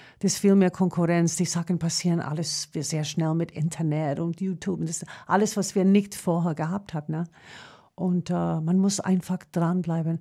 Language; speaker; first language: German; non-native, fluent; English